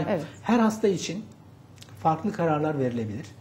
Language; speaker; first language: Turkish; native; Turkish